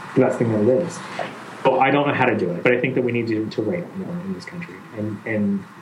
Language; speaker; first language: English; native; English